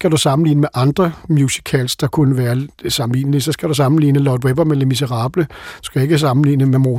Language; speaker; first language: Danish; native; Danish